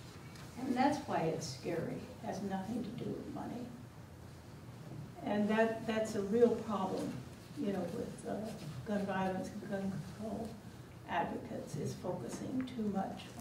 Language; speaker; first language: English; native; English